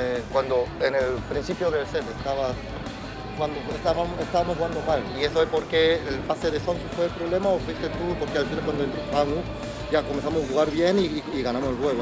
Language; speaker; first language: Spanish; non-native, fluent; Korean